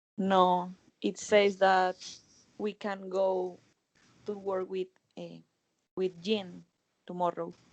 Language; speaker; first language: English; non-native, learner; Spanish